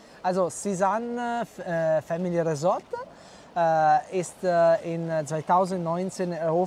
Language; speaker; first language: German; non-native, learner; Italian